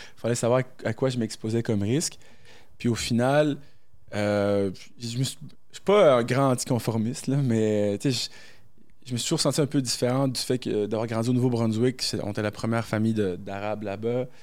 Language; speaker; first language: French; early bilingual, other home language; Arabic